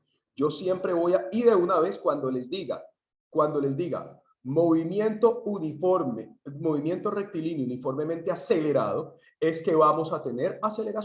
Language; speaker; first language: Spanish; native; Spanish